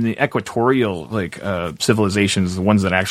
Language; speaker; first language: English; native; English